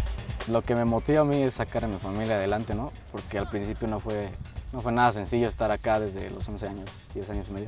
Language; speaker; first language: Spanish; native; Spanish